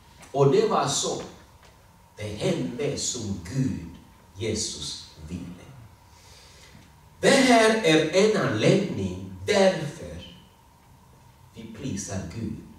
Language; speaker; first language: Swedish; non-native, fluent; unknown